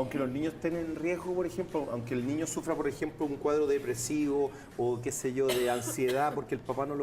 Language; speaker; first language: Spanish; native; Spanish